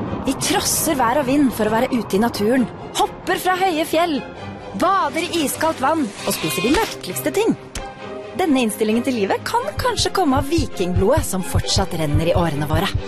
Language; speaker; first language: Norwegian; native; Norwegian